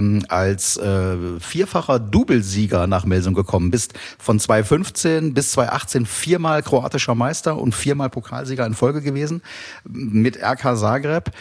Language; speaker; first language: German; native; German